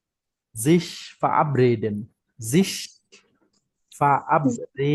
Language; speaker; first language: German; non-native, fluent; Bangla